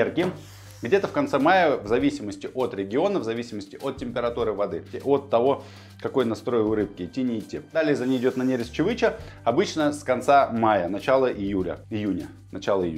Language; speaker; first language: Russian; native; Russian